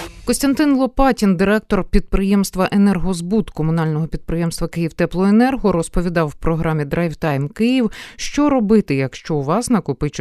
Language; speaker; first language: Ukrainian; native; Ukrainian